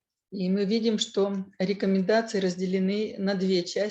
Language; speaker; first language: Russian; native; Russian